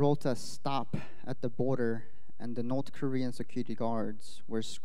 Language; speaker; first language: English; non-native, fluent; Korean